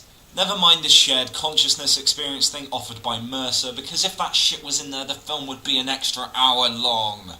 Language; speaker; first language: English; native; English